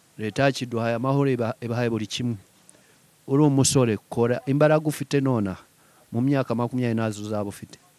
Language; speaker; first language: Kinyarwanda; early bilingual, heritage; Kinyarwanda